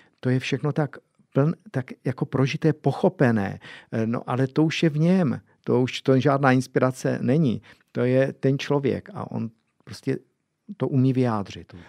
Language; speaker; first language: Czech; native; Czech